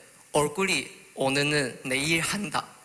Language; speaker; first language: Korean; non-native, learner; Chinese